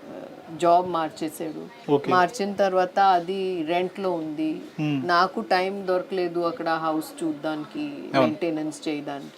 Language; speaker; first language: Telugu; non-native, fluent; Hindi